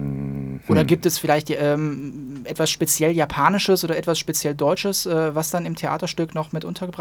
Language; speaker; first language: German; native; German